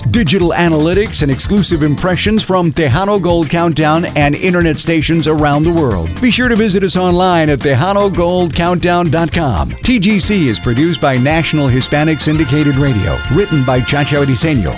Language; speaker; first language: English; early bilingual, other home language; Spanish